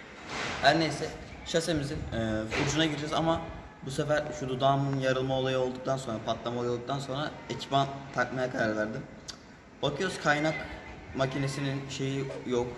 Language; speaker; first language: Turkish; native; Turkish